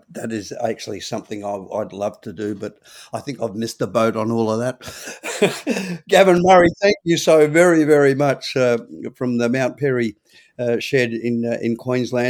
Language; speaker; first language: English; native; English